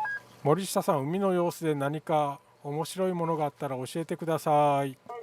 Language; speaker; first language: Japanese; native; Japanese